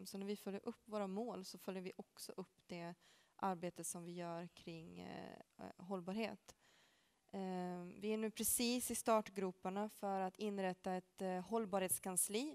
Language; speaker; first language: Swedish; native; Swedish